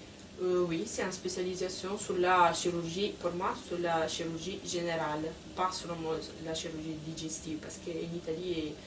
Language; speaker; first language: French; non-native, fluent; Italian